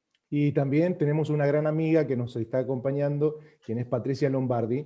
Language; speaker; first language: Spanish; native; Spanish